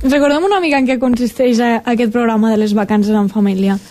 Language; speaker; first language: Catalan; native; Catalan